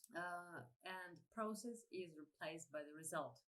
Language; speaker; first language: English; non-native, fluent; Ukrainian